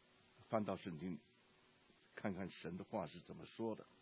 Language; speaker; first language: Chinese; native; Chinese